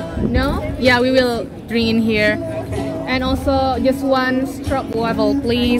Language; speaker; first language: English; non-native, fluent; Indonesian